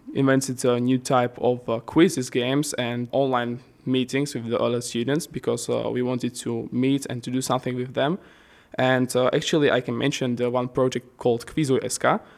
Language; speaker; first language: English; non-native, fluent; Slovak